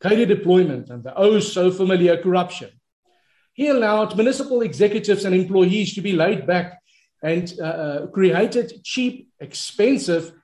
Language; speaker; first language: English; non-native, local second language; Afrikaans